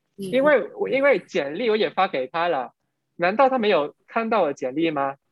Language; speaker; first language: Chinese; non-native, fluent; Vietnamese